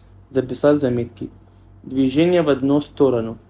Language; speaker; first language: Russian; non-native, fluent; Arabic